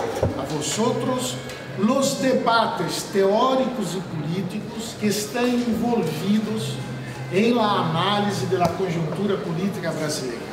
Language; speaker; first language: Spanish; non-native, fluent; Portuguese